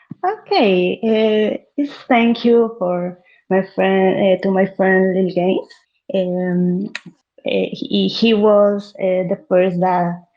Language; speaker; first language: English; non-native, learner; Spanish